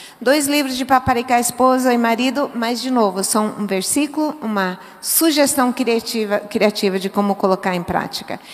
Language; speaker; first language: Portuguese; early bilingual, other home language; English